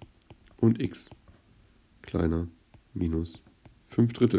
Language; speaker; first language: German; native; German